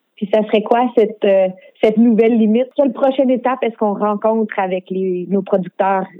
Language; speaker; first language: French; native; French